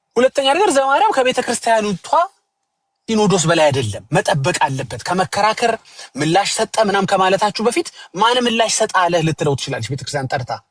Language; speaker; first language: Amharic; native; Amharic